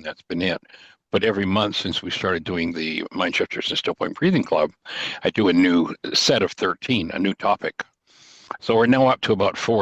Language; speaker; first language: English; native; English